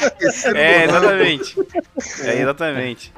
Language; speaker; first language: Portuguese; native; Portuguese